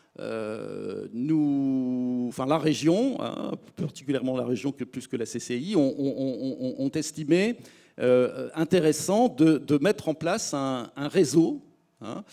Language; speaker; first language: French; native; French